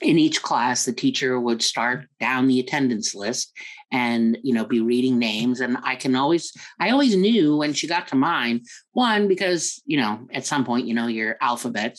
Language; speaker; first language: English; native; English